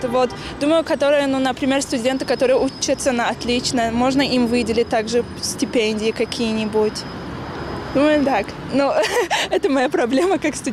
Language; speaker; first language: Russian; non-native, local second language; Tajik